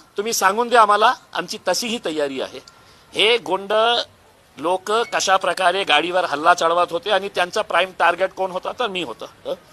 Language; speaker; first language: Marathi; non-native, local second language; Urdu